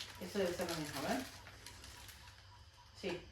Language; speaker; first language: Spanish; native; Spanish